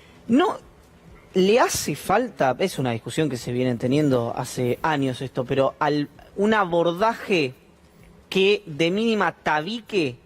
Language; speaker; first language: Spanish; native; Spanish